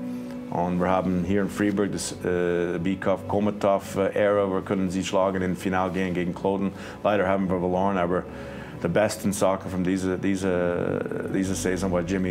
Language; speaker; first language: German; non-native, fluent; English